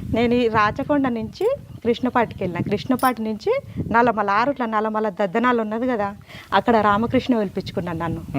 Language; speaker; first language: Telugu; native; Telugu